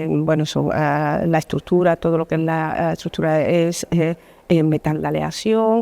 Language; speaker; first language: Spanish; native; Spanish